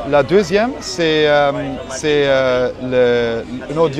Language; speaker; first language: French; non-native, learner; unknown